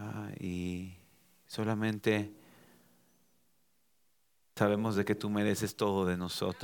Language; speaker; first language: Spanish; native; Spanish